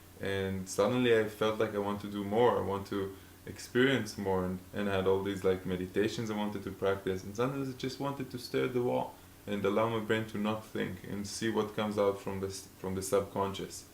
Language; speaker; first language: English; non-native, fluent; Hebrew